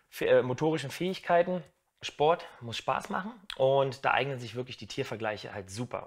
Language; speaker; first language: German; native; German